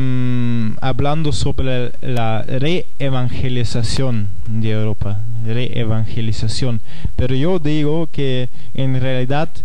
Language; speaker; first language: Spanish; non-native, fluent; German